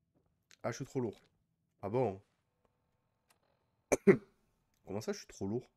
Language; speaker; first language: French; native; French